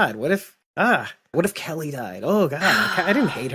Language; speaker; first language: English; native; English